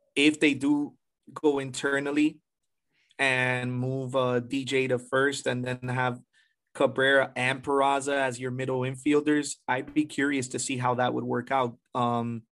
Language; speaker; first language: English; early bilingual, other home language; Spanish